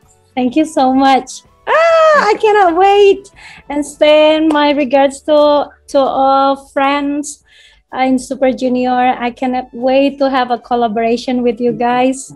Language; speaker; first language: English; non-native, local second language; Indonesian